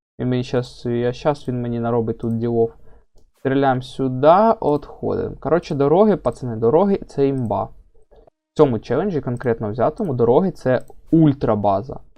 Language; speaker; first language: Ukrainian; non-native, local second language; Russian